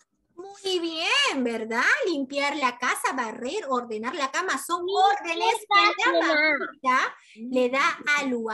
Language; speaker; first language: Spanish; native; Spanish